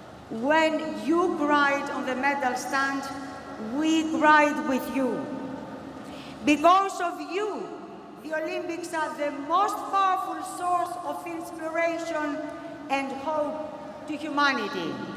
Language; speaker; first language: English; non-native, fluent; Greek